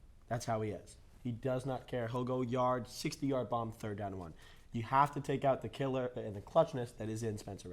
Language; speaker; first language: English; native; English